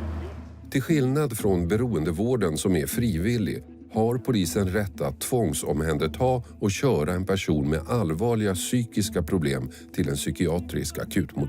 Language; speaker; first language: Swedish; native; Swedish